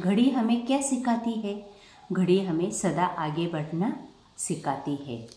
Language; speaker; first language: Hindi; non-native, local second language; Marathi